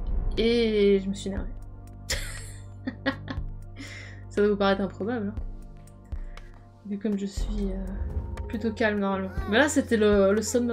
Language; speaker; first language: French; native; French